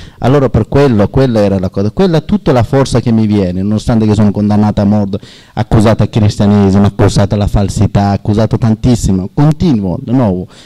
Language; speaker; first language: Italian; non-native, learner; Persian